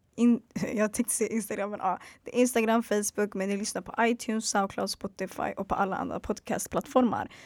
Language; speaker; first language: Swedish; early bilingual, other home language; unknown